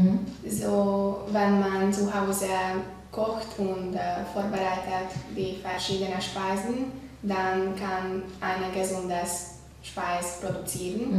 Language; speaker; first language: German; non-native, learner; Hungarian